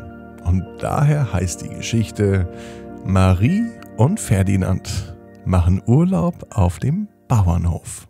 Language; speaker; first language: German; native; German